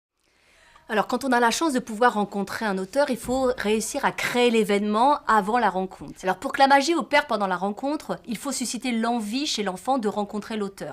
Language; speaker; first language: French; native; French